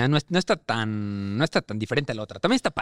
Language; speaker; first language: Spanish; native; Spanish